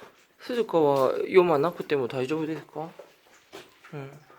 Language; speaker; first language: Japanese; non-native, learner; Korean